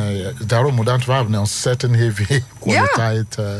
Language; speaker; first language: Dutch; non-native, learner; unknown